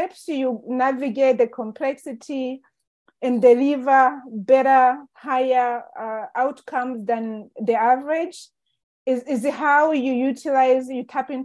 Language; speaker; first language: English; non-native, local second language; Kinyarwanda